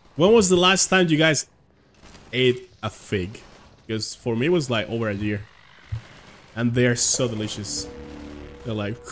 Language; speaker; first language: English; non-native, fluent; Spanish